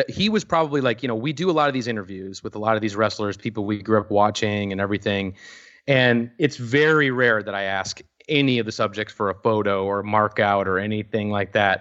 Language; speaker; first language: English; native; English